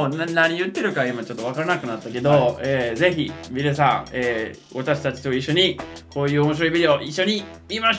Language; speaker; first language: Japanese; non-native, fluent; English